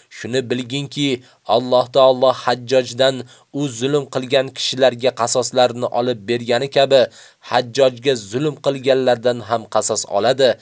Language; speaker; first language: Uzbek; native; Uzbek